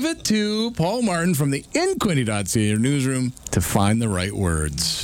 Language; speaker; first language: English; native; English